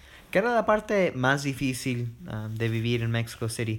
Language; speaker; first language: Spanish; early bilingual, heritage; Spanish